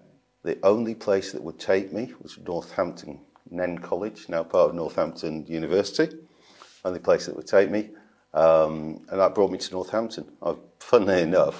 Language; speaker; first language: English; native; English